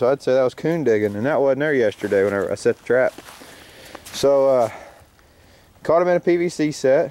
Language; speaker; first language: English; native; English